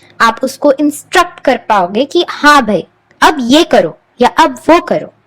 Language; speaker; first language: Hindi; native; Hindi